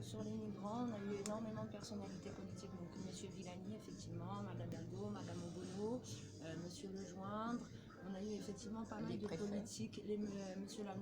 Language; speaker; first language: French; native; French